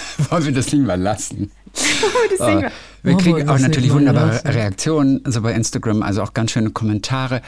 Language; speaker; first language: German; native; German